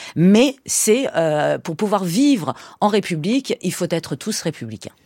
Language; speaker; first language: French; early bilingual, other home language; Persian